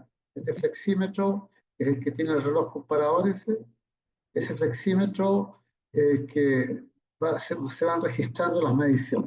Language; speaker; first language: Spanish; native; Spanish